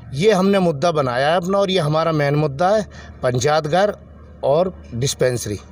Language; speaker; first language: Hindi; native; Hindi